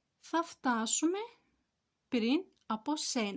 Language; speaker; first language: Greek; non-native, fluent; Turkish